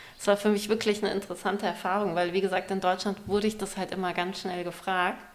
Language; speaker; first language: German; early bilingual, other home language; Persian